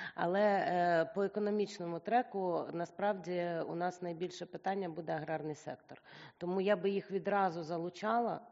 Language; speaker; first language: Ukrainian; native; Ukrainian